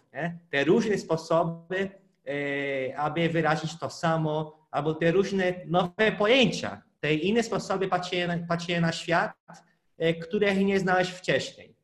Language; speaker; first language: Polish; non-native, fluent; Portuguese